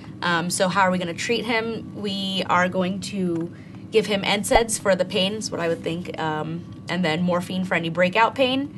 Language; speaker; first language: English; native; English